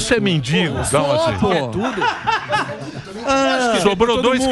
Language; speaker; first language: Portuguese; native; Portuguese